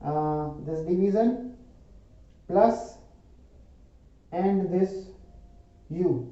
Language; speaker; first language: English; non-native, local second language; Hindi